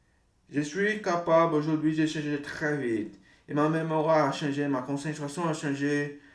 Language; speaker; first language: French; non-native, learner; Portuguese